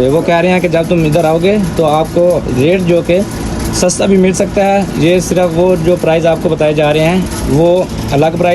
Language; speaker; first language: Hindi; native; Hindi